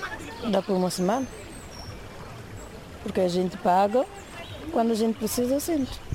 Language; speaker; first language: Portuguese; non-native, local second language; Kabuverdianu